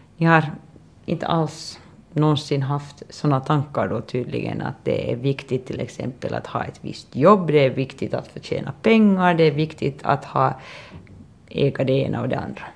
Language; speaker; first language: Swedish; native; Swedish